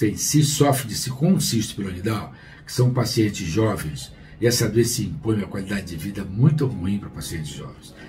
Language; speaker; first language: Portuguese; native; Portuguese